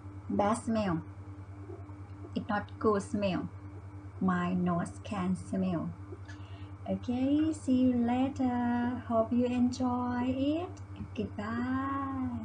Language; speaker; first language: English; non-native, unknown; Thai